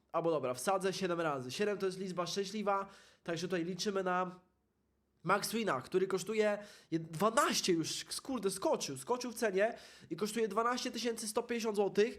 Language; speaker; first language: Polish; native; Polish